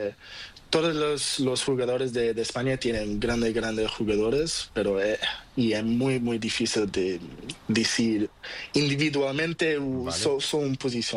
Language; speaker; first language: Spanish; non-native, learner; Portuguese